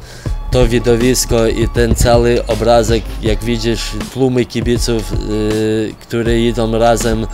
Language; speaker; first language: Polish; non-native, fluent; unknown